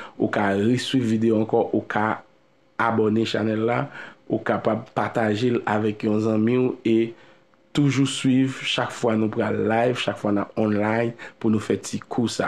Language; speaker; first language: French; native; French